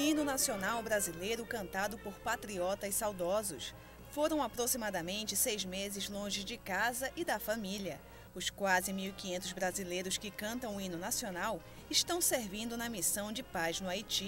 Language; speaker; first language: Portuguese; native; Portuguese